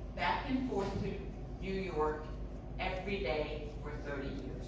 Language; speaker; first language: English; non-native, fluent; Swedish